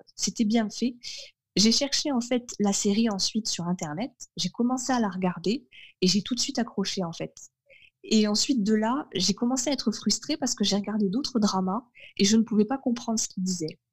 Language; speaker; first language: French; native; French